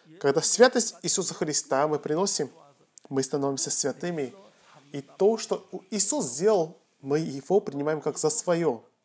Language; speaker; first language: Russian; non-native, fluent; Korean